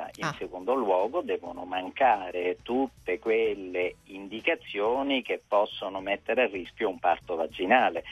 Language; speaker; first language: Italian; native; Italian